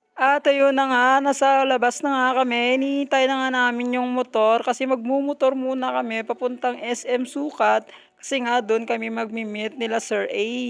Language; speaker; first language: Filipino; non-native, local second language; Hiligaynon